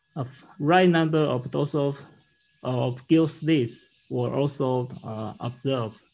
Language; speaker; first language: English; non-native, learner; Chinese